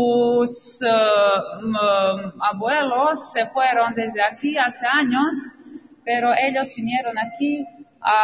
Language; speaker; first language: Spanish; non-native, fluent; Serbian